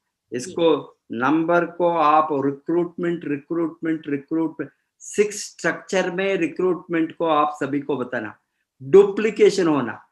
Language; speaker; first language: Hindi; non-native, fluent; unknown